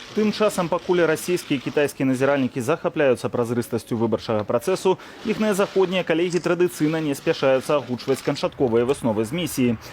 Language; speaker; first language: Belarusian; native; Belarusian